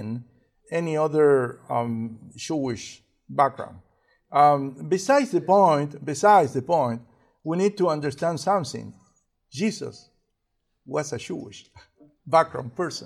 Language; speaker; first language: English; non-native, fluent; Spanish